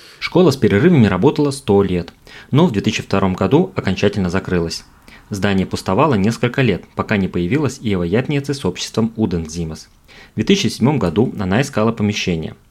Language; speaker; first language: Russian; native; Russian